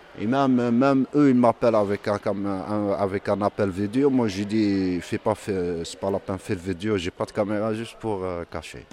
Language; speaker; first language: French; non-native, local second language; Arabic